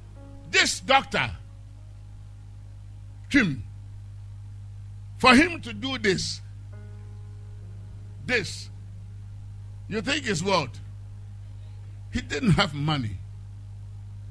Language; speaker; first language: English; non-native, local second language; Akan